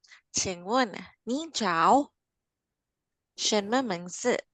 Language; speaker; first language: Chinese; non-native, learner; Filipino